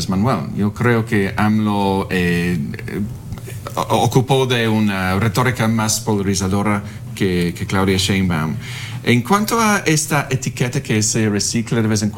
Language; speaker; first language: Spanish; non-native, fluent; English